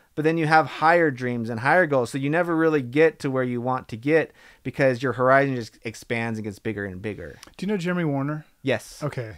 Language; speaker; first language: English; native; English